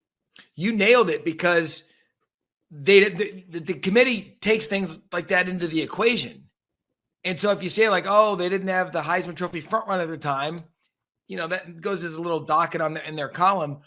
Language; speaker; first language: English; native; English